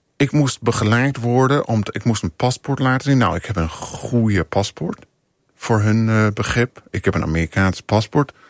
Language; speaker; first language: Dutch; non-native, fluent; English